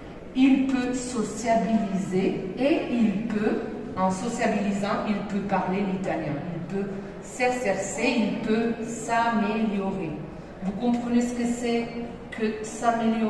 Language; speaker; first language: French; non-native, fluent; Spanish